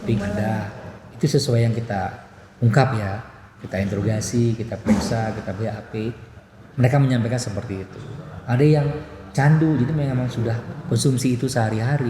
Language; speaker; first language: Indonesian; non-native, local second language; Banjar